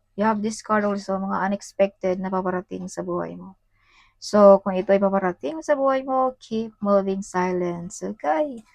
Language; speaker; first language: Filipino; non-native, local second language; Cebuano